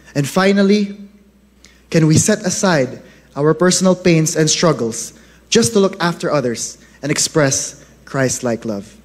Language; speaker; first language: English; non-native, local second language; Filipino